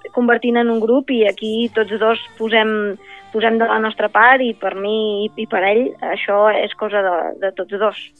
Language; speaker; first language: Catalan; non-native, local second language; Spanish